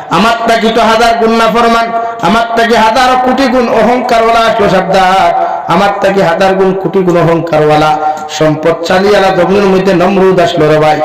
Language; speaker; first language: Bangla; native; Bangla